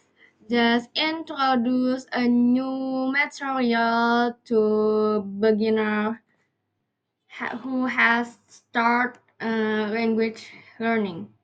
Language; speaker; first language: English; non-native, learner; Indonesian